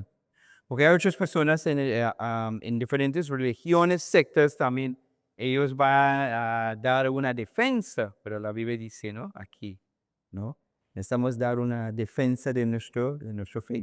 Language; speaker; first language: Spanish; non-native, learner; English